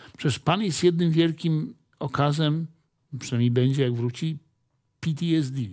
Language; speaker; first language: Polish; native; Polish